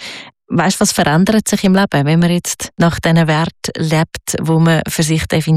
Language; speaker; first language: German; native; German